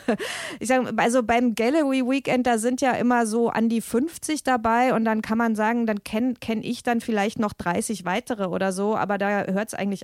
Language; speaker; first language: German; native; German